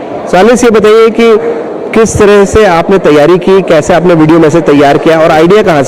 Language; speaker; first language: Hindi; native; Hindi